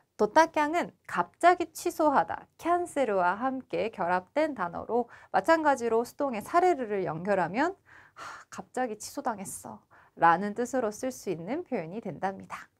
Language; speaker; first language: Korean; native; Korean